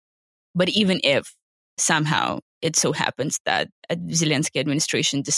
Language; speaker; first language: English; non-native, fluent; Ukrainian